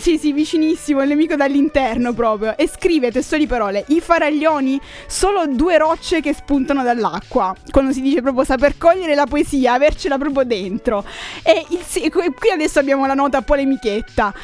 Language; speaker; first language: Italian; native; Italian